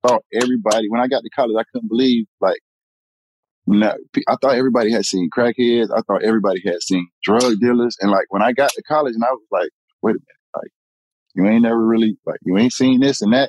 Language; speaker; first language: English; native; English